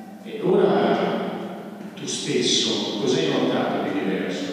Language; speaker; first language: Italian; native; Italian